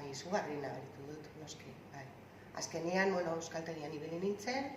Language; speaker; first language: Basque; non-native, local second language; Spanish